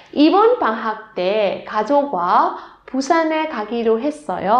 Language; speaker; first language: Korean; non-native, learner; Burmese